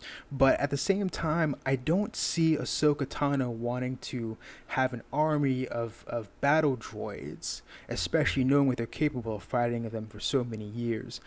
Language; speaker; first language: English; native; English